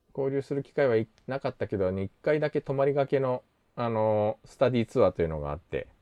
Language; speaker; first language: Japanese; native; Japanese